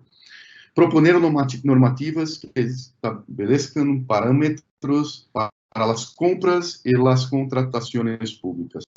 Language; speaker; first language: Spanish; non-native, fluent; Portuguese